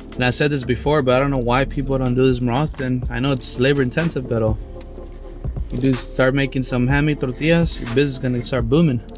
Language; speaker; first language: English; early bilingual, other home language; Spanish